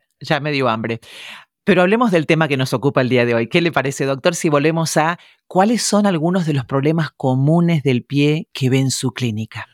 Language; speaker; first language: Spanish; native; Spanish